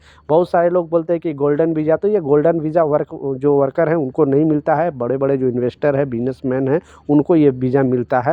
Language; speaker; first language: Hindi; native; Hindi